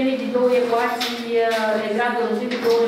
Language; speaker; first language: Romanian; native; Romanian